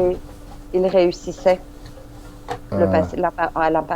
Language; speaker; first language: French; non-native, fluent; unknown